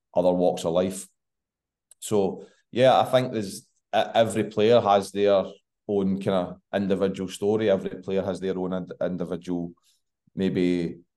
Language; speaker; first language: English; native; English